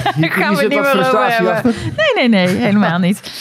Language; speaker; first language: Dutch; native; Dutch